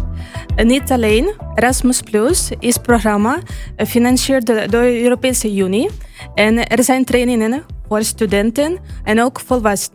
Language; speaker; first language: Dutch; non-native, fluent; Ukrainian